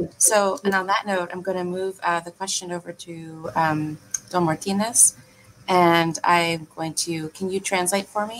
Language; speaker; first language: English; native; English